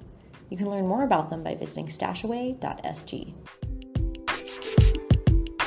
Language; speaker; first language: English; native; English